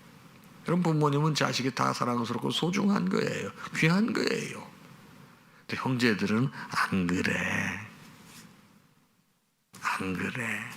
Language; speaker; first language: Korean; native; Korean